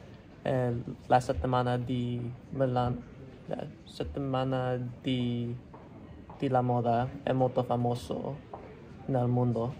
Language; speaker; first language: Italian; non-native, learner; English